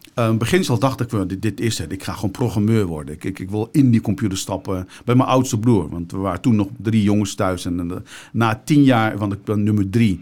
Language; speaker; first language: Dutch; early bilingual, other home language; Turkish